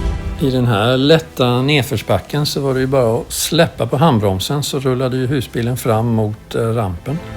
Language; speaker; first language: Swedish; native; Swedish